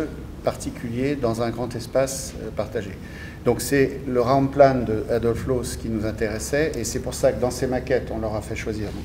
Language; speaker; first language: French; native; French